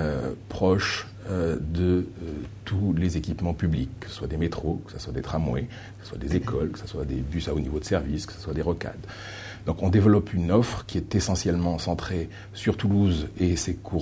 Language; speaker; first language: French; native; French